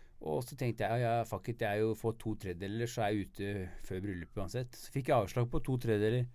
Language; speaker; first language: Norwegian; native; Norwegian